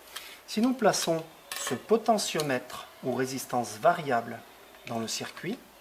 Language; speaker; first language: French; native; French